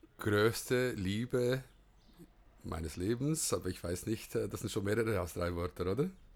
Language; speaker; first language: German; early bilingual, other home language; Bosnian